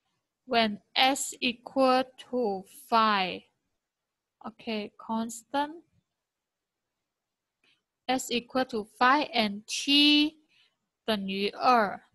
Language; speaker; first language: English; non-native, local second language; Chinese